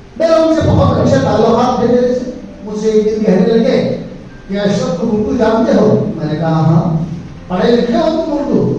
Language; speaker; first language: Urdu; native; Urdu